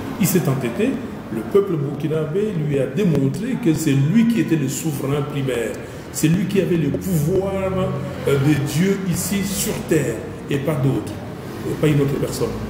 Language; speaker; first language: French; non-native, local second language; Lingala